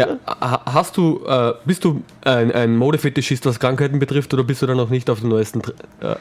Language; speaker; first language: German; native; German